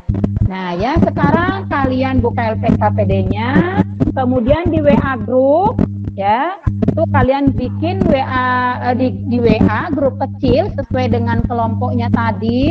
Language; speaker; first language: Indonesian; native; Indonesian